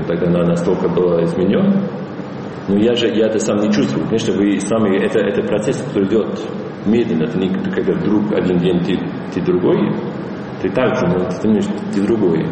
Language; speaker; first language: Russian; non-native, fluent; English